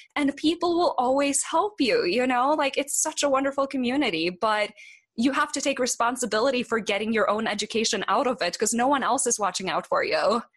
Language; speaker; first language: English; non-native, fluent; Norwegian